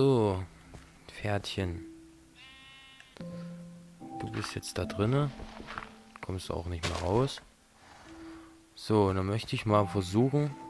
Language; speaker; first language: German; native; German